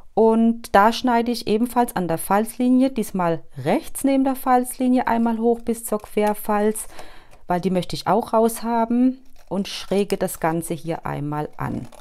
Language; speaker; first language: German; native; German